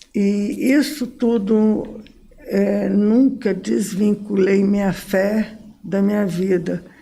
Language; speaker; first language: Portuguese; early bilingual, other home language; Arabic